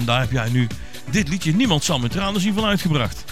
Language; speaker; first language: Dutch; native; Dutch